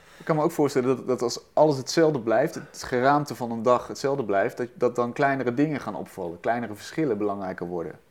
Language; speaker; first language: Dutch; native; Dutch